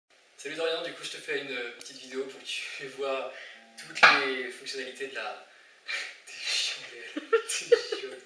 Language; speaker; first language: French; native; French